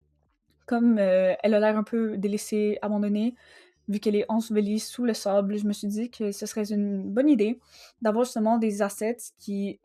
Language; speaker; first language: French; native; French